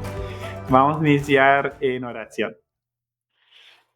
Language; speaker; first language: Spanish; non-native, fluent; English